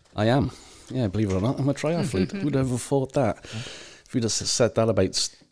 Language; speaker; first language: English; native; English